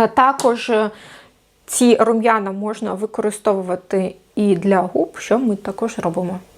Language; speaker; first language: Ukrainian; non-native, local second language; Russian